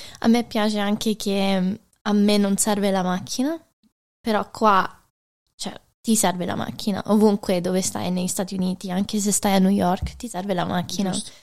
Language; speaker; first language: Italian; early bilingual, heritage; English